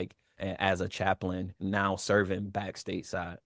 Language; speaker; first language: English; native; English